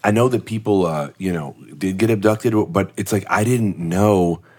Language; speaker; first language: English; native; English